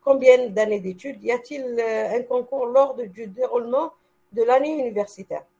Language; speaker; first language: French; non-native, local second language; Arabic